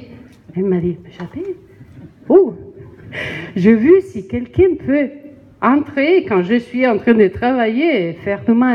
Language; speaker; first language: French; non-native, learner; Spanish